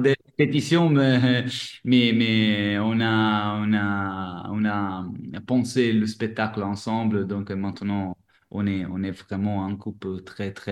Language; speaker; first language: French; non-native, fluent; Italian